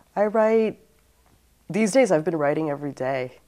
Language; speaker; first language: English; native; English